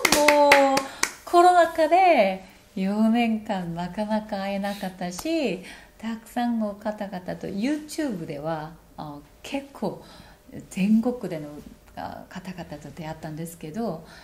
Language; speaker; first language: Japanese; non-native, fluent; Korean